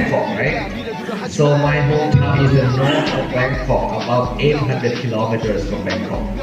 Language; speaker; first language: English; non-native, fluent; Thai